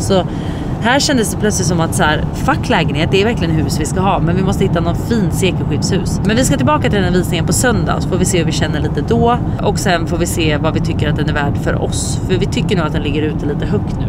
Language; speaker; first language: Swedish; native; Swedish